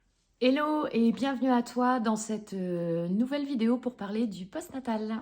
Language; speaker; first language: French; native; French